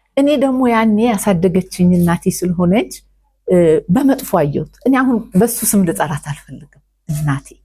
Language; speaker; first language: Amharic; native; Amharic